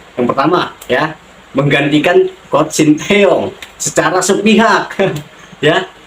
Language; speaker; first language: Indonesian; native; Indonesian